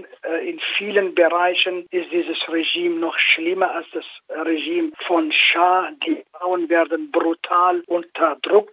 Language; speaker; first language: German; non-native, fluent; Kurdish